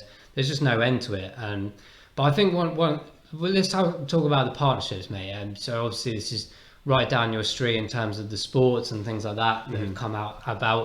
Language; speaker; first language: English; native; English